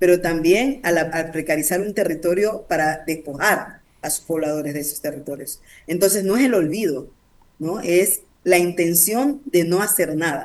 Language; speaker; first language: Spanish; native; Spanish